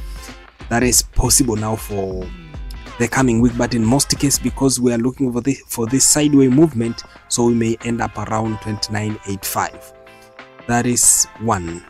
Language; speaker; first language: English; non-native, local second language; Swahili